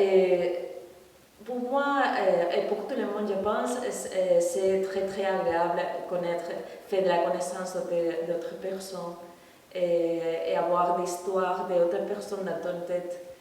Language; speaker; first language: French; non-native, learner; Spanish